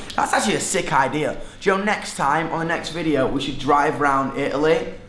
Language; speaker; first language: English; native; English